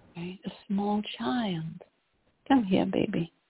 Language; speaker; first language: English; non-native, fluent; French